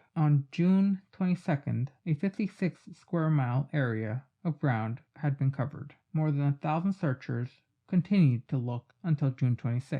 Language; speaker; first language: English; native; English